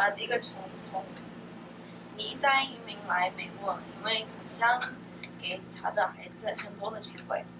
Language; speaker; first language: Chinese; non-native, learner; English